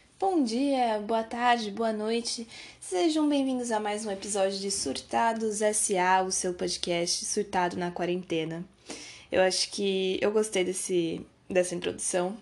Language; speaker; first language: Portuguese; native; Portuguese